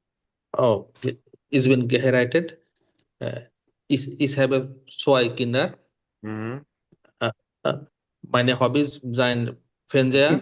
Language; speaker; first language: German; non-native, learner; Bangla